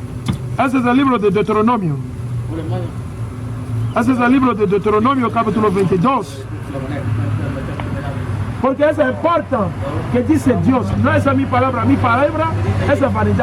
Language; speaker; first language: Spanish; non-native, learner; English